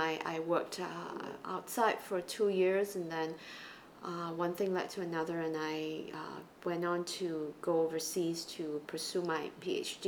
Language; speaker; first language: English; non-native, local second language; Chinese